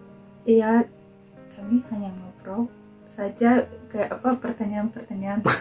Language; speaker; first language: Indonesian; non-native, fluent; Russian